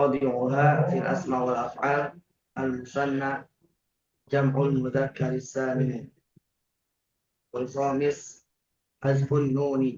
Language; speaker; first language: Arabic; non-native, learner; Indonesian